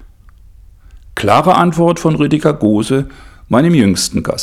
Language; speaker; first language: German; native; German